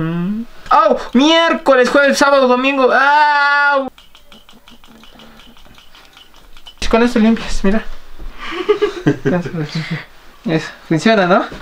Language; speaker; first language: Spanish; native; Spanish